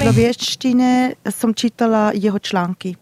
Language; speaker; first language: Slovak; non-native, learner; German